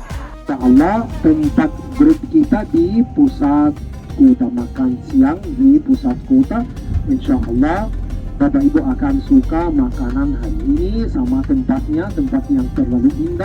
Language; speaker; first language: Indonesian; non-native, fluent; Arabic